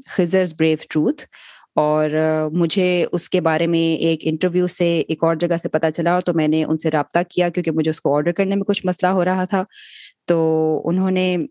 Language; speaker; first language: Urdu; native; Urdu